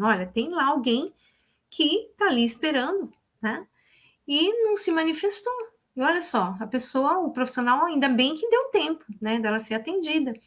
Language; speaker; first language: Portuguese; native; Portuguese